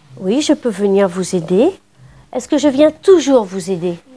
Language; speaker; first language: French; native; French